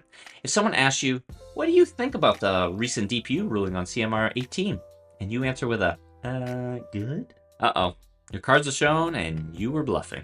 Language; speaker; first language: English; native; English